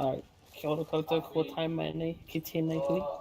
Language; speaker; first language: Māori; non-native, local second language; English